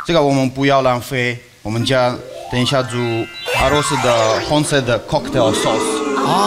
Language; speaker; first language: Chinese; non-native, learner; Russian